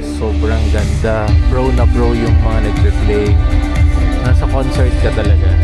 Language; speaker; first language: Filipino; non-native, local second language; Hiligaynon